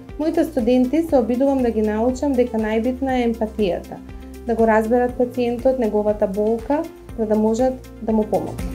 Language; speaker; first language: Macedonian; early bilingual, other home language; Croatian